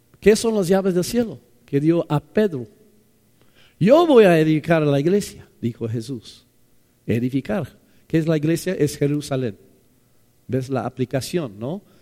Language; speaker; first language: Spanish; non-native, fluent; English